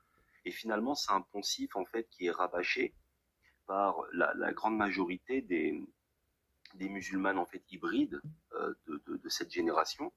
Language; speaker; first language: French; native; French